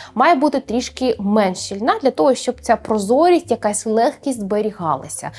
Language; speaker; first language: Ukrainian; native; Ukrainian